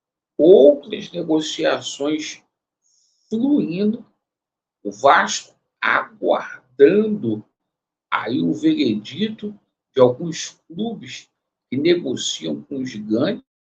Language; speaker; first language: Portuguese; native; Portuguese